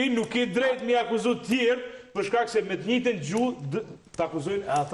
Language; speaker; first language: Albanian; native; Albanian